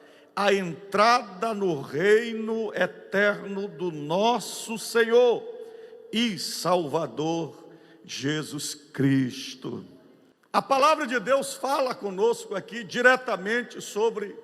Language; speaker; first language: Portuguese; native; Portuguese